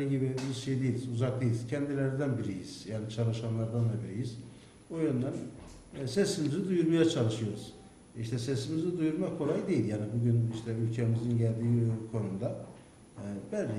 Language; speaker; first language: Turkish; native; Turkish